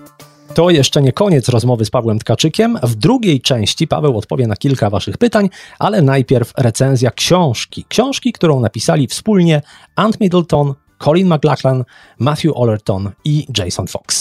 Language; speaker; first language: Polish; native; Polish